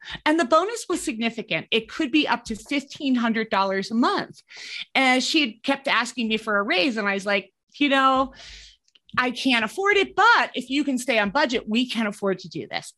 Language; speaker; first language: English; native; English